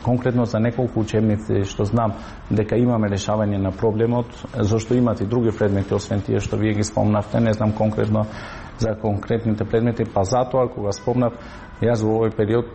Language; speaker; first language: Macedonian; non-native, local second language; Albanian